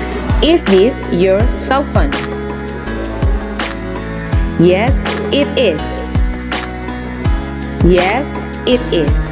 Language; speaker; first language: English; non-native, fluent; Indonesian